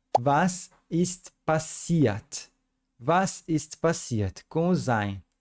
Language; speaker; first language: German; non-native, fluent; Portuguese